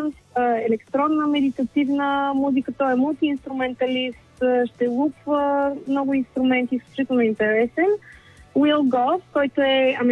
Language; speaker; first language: Bulgarian; native; Bulgarian